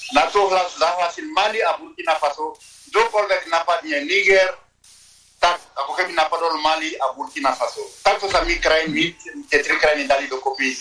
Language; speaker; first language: Slovak; non-native, fluent; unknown